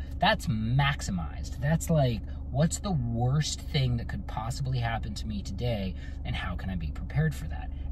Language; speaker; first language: English; native; English